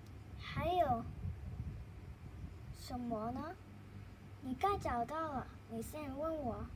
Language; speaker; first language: Chinese; non-native, learner; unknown